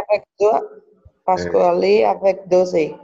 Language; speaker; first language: French; non-native, learner; Portuguese